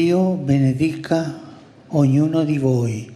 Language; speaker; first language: Italian; non-native, fluent; Spanish